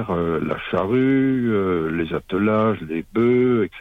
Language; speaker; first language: French; native; French